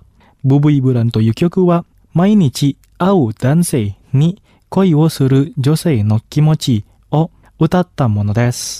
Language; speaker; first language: Japanese; non-native, fluent; Indonesian